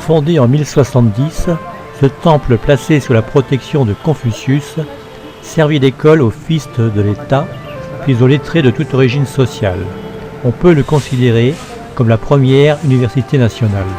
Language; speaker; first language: French; native; French